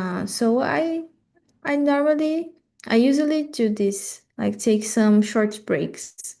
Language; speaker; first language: English; non-native, learner; Portuguese